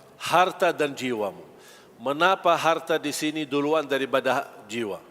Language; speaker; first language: Malay; non-native, fluent; Arabic